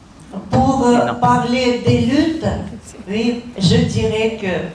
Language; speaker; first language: French; non-native, fluent; Russian